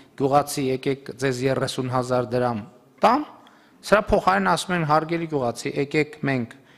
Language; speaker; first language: Armenian; native; Armenian